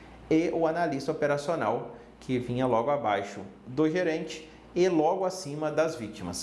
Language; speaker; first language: Portuguese; native; Portuguese